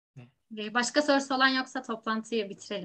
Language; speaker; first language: Korean; non-native, learner; Turkish